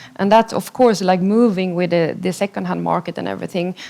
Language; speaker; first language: English; non-native, fluent; Swedish